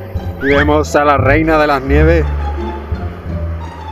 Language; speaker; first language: Spanish; native; Spanish